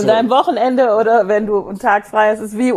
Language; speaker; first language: German; native; German